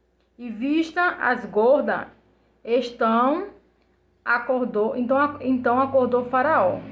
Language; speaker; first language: Portuguese; native; Portuguese